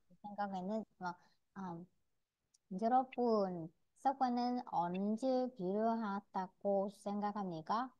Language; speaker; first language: Korean; non-native, learner; Vietnamese